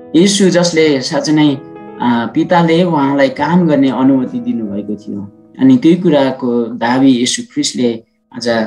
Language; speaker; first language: Nepali; non-native, local second language; Sherpa